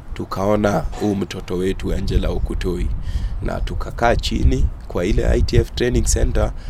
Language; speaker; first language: Swahili; non-native, local second language; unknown